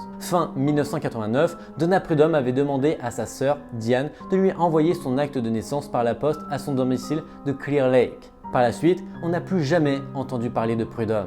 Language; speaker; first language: French; native; French